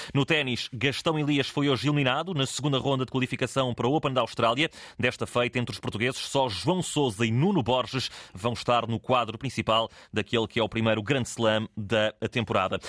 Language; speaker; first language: Portuguese; native; Portuguese